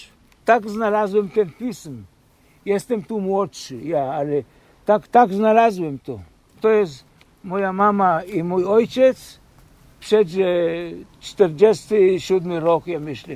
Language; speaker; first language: Polish; early bilingual, heritage; Polish